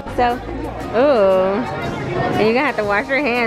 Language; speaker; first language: English; early bilingual, other home language; Spanish